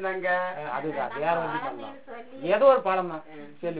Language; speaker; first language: Tamil; non-native, local second language; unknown